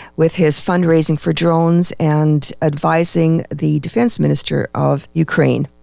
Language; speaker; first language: English; early bilingual, other home language; Ukrainian